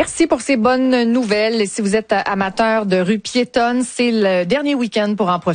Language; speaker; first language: French; native; French